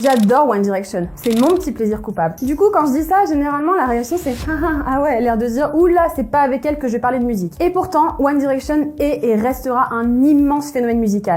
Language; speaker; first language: French; native; French